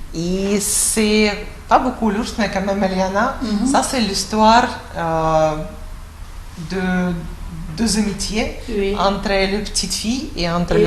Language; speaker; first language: French; non-native, fluent; Russian